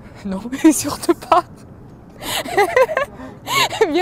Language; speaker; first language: French; non-native, fluent; Russian